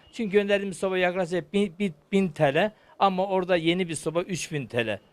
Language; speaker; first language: Turkish; native; Turkish